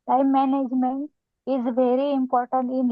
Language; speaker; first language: English; non-native, learner; Marathi